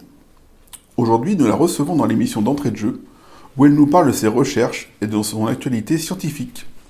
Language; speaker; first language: French; native; French